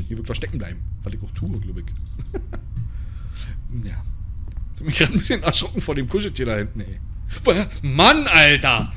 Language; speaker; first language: German; native; German